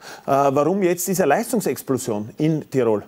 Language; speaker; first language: German; native; German